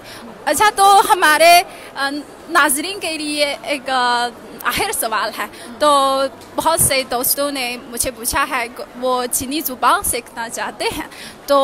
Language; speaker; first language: Hindi; non-native, learner; Chinese